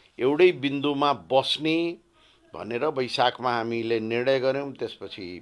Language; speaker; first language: Nepali; non-native, local second language; Bhojpuri